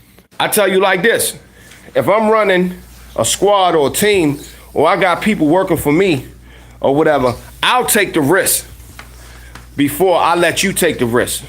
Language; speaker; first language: English; native; English